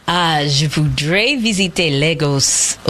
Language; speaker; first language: French; non-native, learner; English